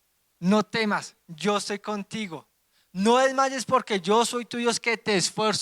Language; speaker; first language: Spanish; native; Spanish